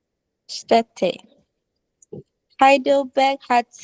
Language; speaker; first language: German; non-native, learner; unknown